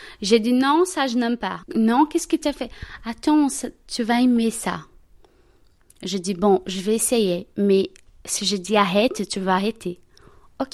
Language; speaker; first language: French; non-native, learner; Portuguese